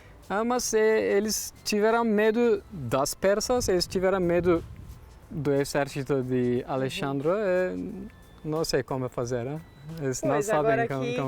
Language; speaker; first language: Portuguese; non-native, learner; Turkish